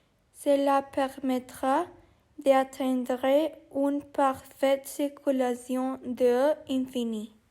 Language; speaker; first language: French; non-native, learner; Spanish